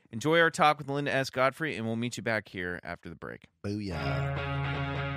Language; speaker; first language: English; native; English